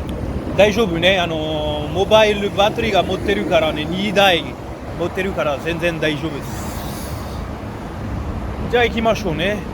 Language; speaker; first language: Japanese; non-native, learner; French